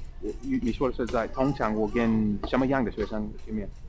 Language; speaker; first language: Chinese; non-native, fluent; English